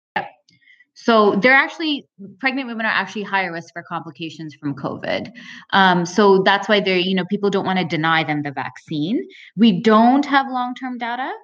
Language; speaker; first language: English; early bilingual, other home language; Punjabi